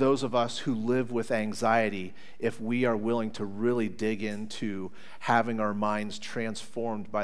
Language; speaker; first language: English; native; English